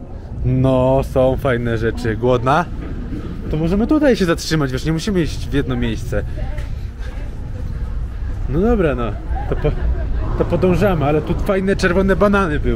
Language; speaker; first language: Polish; native; Polish